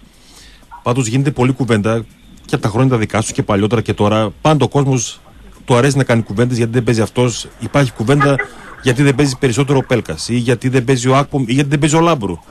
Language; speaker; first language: Greek; native; Greek